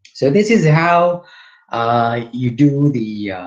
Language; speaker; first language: English; non-native, local second language; Malay